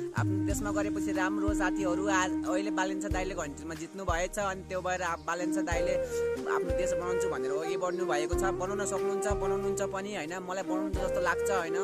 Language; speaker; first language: Nepali; native; Nepali